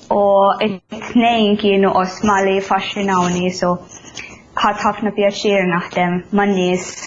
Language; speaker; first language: Maltese; non-native, fluent; Finnish